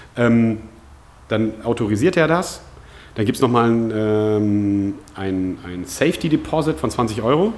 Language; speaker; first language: German; native; German